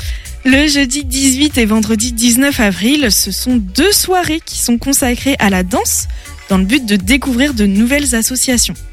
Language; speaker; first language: French; native; French